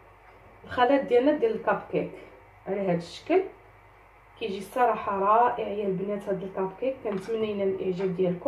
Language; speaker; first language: Arabic; native; Arabic